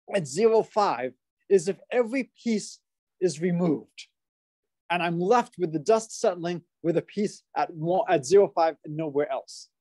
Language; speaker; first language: English; native; English